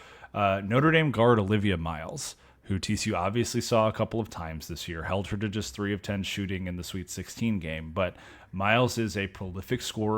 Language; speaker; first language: English; native; English